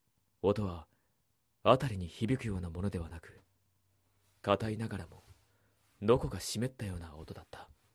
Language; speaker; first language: Japanese; native; Japanese